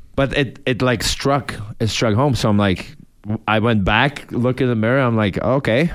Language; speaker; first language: English; non-native, fluent; Czech